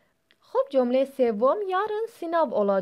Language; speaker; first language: Turkish; non-native, fluent; Persian